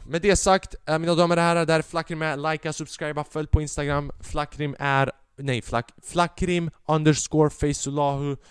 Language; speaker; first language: Swedish; early bilingual, other home language; Albanian